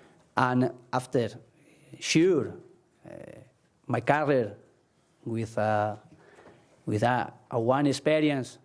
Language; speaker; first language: English; non-native, learner; Spanish